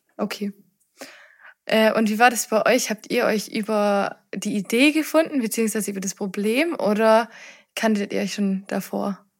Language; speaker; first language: German; native; German